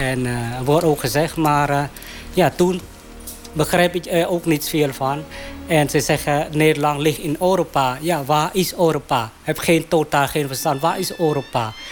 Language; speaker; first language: Dutch; non-native, fluent; Khmer